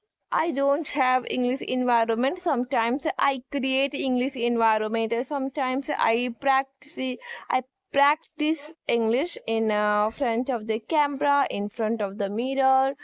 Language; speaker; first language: English; non-native, learner; Hindi